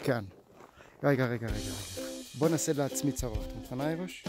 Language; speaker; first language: Hebrew; non-native, fluent; Japanese